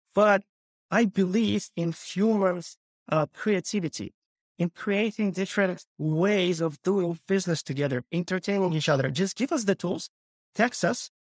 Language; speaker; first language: English; non-native, fluent; Ukrainian